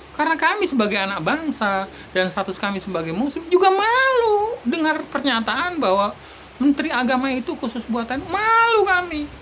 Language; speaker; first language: Indonesian; native; Indonesian